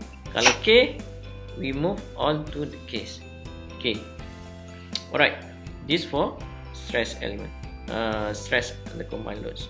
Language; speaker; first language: English; non-native, local second language; Malay